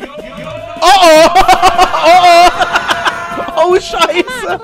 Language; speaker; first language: German; native; German